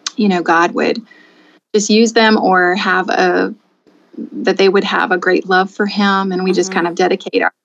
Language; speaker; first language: English; native; English